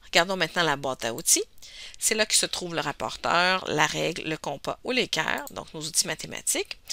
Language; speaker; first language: French; native; French